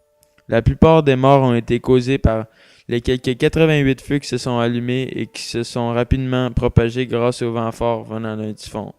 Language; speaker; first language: French; native; French